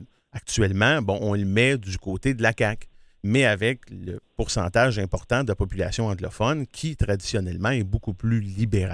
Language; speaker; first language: French; native; French